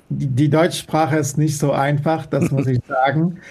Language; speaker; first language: German; non-native, fluent; Persian